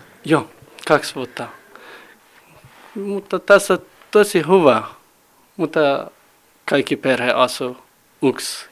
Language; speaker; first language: Finnish; non-native, learner; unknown